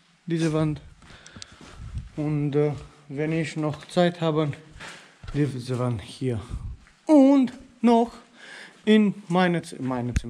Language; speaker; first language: German; non-native, learner; Romanian